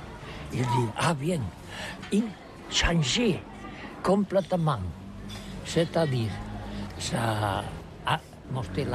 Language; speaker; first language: French; non-native, learner; Catalan